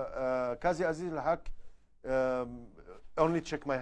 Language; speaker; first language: English; non-native, learner; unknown